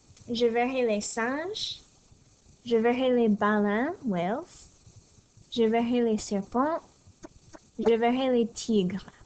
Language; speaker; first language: French; non-native, fluent; English